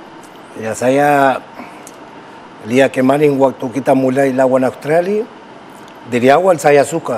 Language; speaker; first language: Indonesian; non-native, fluent; Spanish